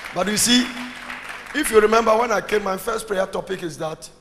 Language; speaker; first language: English; non-native, local second language; Akan